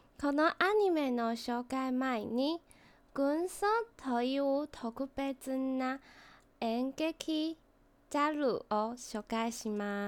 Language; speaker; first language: Japanese; non-native, learner; Chinese